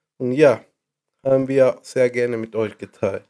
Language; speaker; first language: German; non-native, learner; Spanish